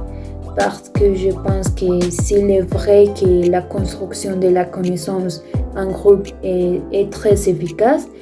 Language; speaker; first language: French; non-native, fluent; Spanish